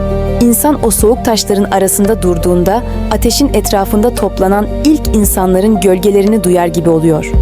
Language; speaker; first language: Turkish; native; Turkish